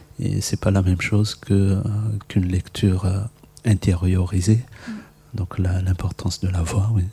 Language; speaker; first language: French; non-native, local second language; Malagasy